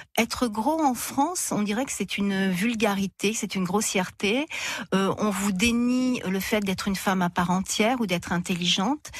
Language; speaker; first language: French; native; French